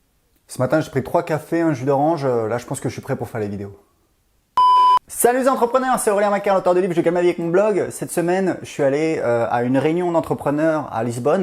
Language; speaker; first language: French; native; French